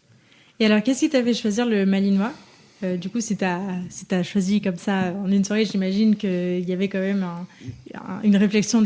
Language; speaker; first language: French; native; French